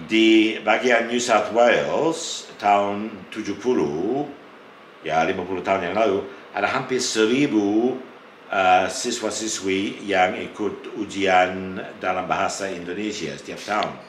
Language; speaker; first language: Indonesian; non-native, fluent; English